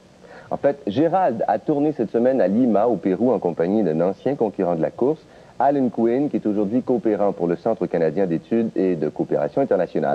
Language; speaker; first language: French; native; French